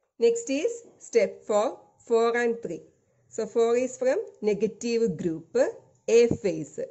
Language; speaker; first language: English; non-native, local second language; Malayalam